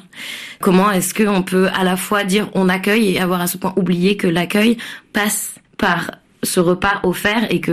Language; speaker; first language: French; native; French